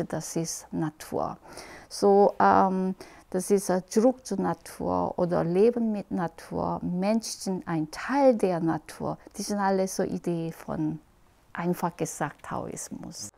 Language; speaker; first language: German; non-native, fluent; Korean